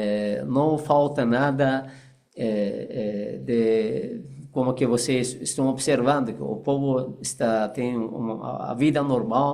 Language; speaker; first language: Portuguese; non-native, fluent; Persian